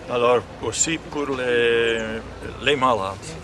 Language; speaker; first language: French; non-native, local second language; Dutch